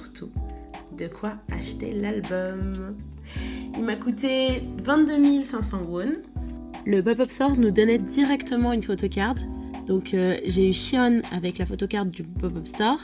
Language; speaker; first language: French; native; French